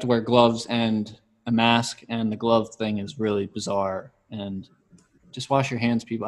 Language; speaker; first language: English; native; English